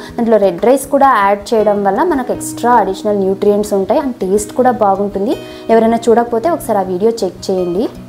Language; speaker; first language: Telugu; non-native, local second language; Kannada